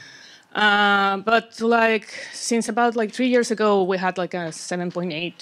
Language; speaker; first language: English; native; English